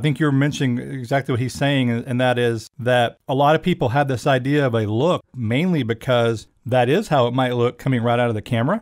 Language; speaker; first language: English; native; English